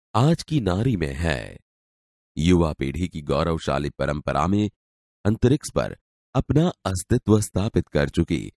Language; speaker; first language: Hindi; non-native, local second language; Gujarati